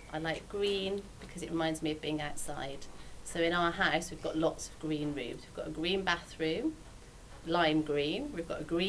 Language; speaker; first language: English; native; English